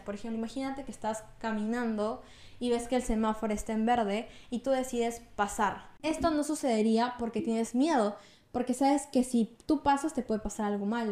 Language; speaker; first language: Spanish; native; Spanish